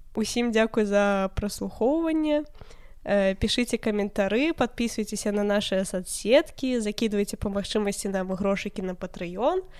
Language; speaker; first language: Belarusian; non-native, local second language; Russian